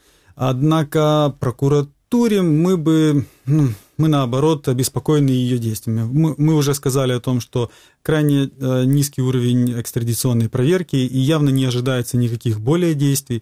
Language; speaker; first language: Russian; native; Russian